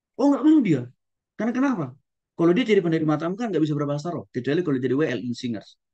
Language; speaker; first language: Indonesian; non-native, local second language; Batak Toba